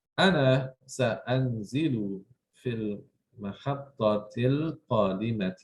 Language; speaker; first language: Arabic; non-native, fluent; English